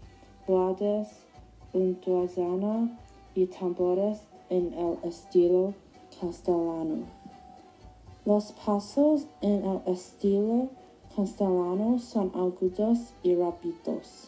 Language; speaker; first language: Spanish; non-native, learner; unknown